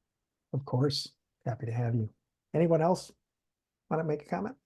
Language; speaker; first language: English; native; English